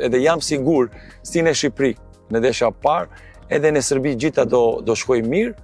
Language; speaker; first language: Albanian; non-native, learner; Serbian